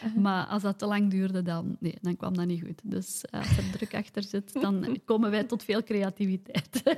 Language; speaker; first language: Dutch; native; Dutch